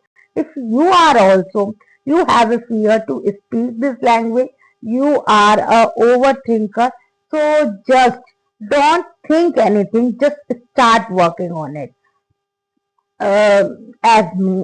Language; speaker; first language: English; non-native, learner; Hindi